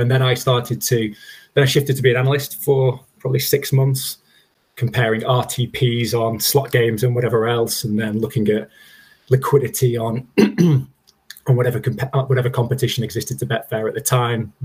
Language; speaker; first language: English; native; English